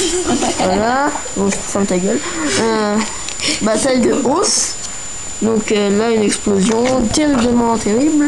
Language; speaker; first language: French; native; French